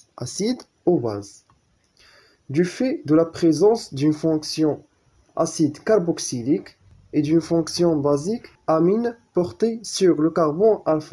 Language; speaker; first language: French; non-native, local second language; Arabic